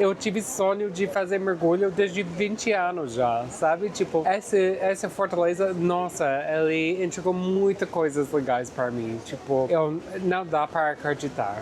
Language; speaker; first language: Portuguese; non-native, fluent; English